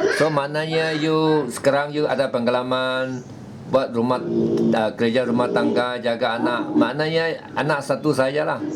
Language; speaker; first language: Malay; non-native, local second language; Chinese